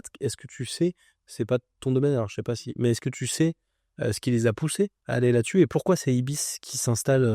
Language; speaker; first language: French; native; French